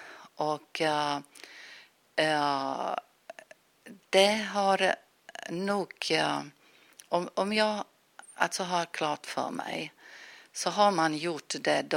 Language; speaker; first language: Swedish; non-native, fluent; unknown